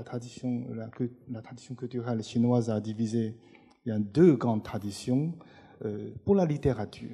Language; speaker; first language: French; non-native, fluent; Chinese